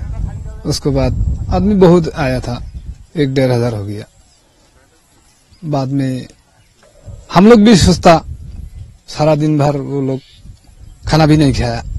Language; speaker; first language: Hindi; non-native, local second language; Bangla